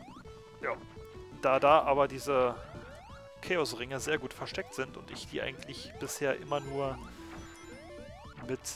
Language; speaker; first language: German; native; German